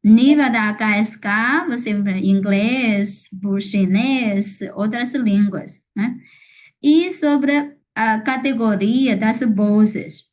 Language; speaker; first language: Portuguese; non-native, fluent; Chinese